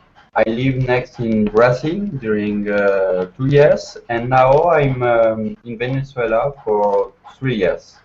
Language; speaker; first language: English; non-native, learner; French